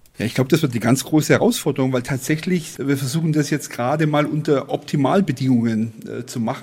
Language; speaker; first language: German; native; German